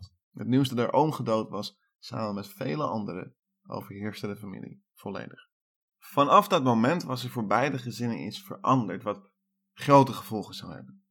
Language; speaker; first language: Dutch; native; Dutch